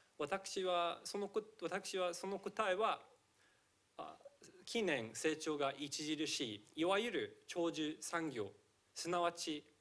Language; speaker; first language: Japanese; non-native, fluent; English